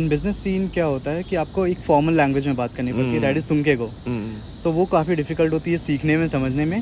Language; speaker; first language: Hindi; native; Hindi